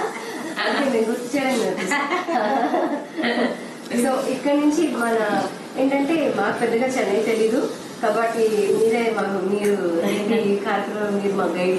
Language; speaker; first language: Telugu; native; Telugu